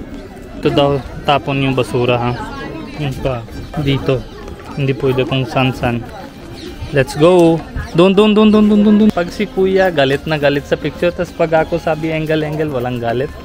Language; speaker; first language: Filipino; non-native, learner; Hindi